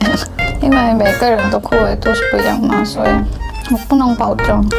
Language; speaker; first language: Chinese; non-native, learner; Korean